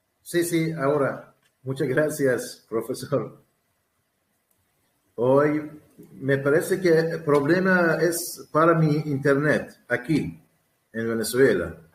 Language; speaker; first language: Spanish; non-native, learner; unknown